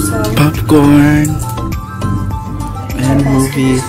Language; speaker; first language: English; non-native, local second language; Filipino